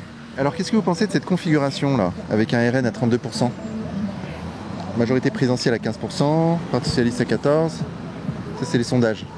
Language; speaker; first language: French; native; French